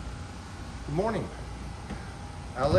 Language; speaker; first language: English; native; English